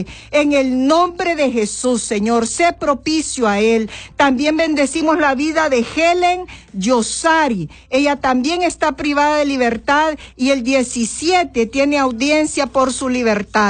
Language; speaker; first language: Spanish; native; Spanish